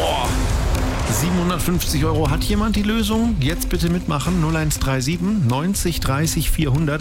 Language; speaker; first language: German; native; German